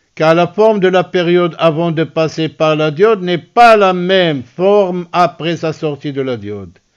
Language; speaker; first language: French; non-native, local second language; Arabic